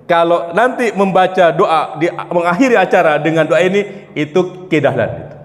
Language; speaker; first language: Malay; non-native, local second language; Javanese